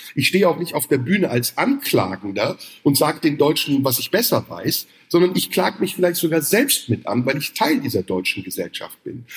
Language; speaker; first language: German; early bilingual, other home language; Turkish